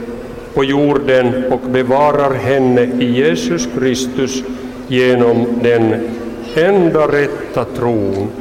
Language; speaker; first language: Swedish; non-native, local second language; Finnish